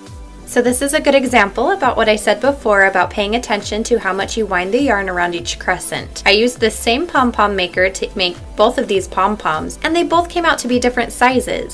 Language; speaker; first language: English; native; English